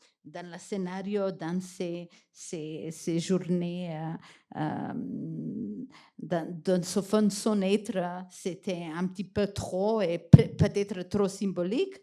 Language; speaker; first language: French; non-native, fluent; Macedonian